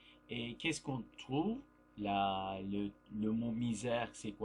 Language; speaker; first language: French; non-native, fluent; Turkish